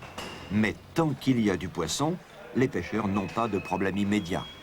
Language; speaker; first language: French; native; French